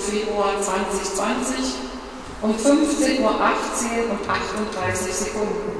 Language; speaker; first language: German; native; German